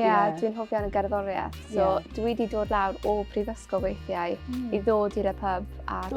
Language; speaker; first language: Welsh; non-native, local second language; English